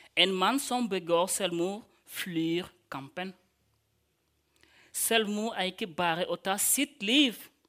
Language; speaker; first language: Norwegian; non-native, fluent; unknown